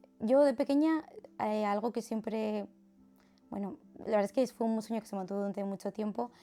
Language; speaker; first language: Spanish; native; Spanish